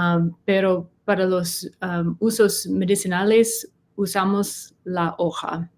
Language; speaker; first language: Spanish; non-native, learner; English